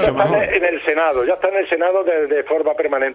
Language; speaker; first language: Spanish; native; Spanish